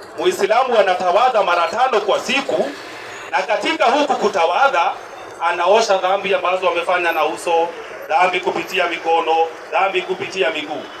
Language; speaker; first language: Swahili; non-native, local second language; Kikuyu